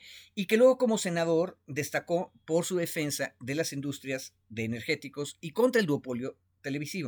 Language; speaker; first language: Spanish; native; Spanish